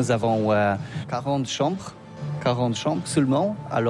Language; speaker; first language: French; non-native, learner; Polish